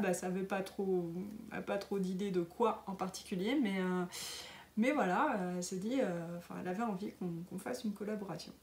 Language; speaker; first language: French; native; French